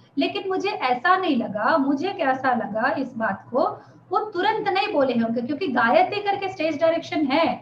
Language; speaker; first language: Hindi; non-native, local second language; Telugu